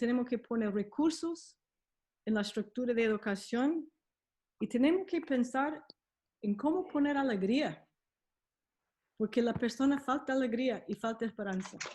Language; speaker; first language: Spanish; non-native, fluent; English